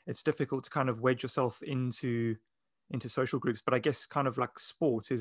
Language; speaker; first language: English; native; English